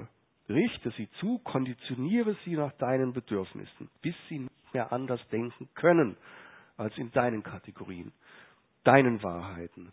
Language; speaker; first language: German; native; German